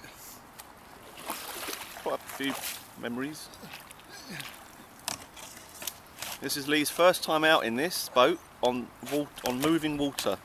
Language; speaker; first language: English; native; English